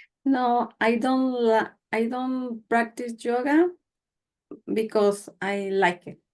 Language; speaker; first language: English; non-native, learner; Spanish